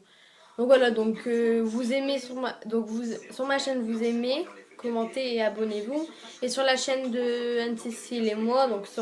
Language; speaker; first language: French; native; French